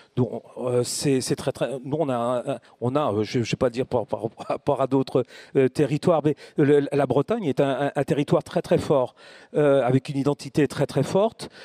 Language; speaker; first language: French; native; French